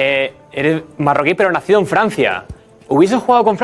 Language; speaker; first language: Spanish; native; Spanish